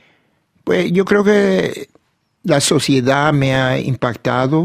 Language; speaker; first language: Spanish; early bilingual, heritage; Spanish